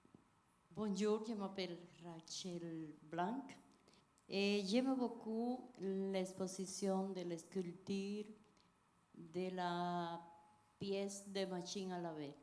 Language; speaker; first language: French; non-native, learner; Spanish